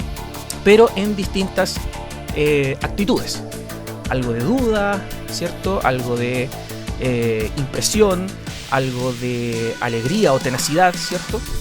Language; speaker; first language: Spanish; native; Spanish